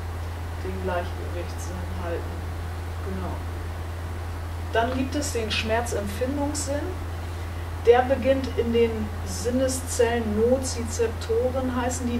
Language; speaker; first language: German; native; German